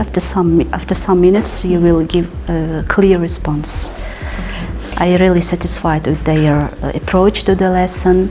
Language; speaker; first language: English; non-native, fluent; Uzbek